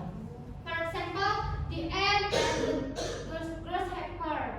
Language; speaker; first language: English; non-native, learner; Indonesian